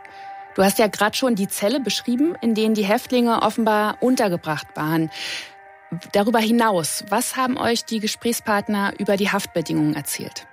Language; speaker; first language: German; native; German